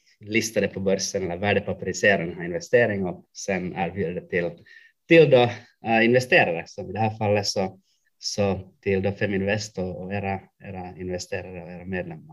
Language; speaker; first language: Swedish; non-native, local second language; Finnish